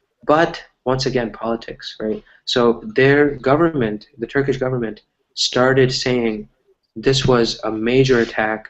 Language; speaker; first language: English; early bilingual, other home language; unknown